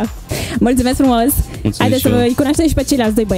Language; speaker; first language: Romanian; native; Romanian